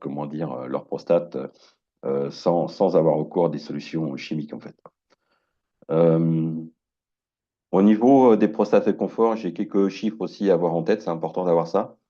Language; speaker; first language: French; native; French